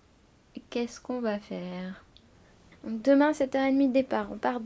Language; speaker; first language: French; native; French